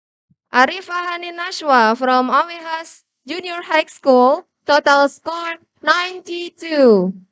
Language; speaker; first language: English; non-native, learner; Indonesian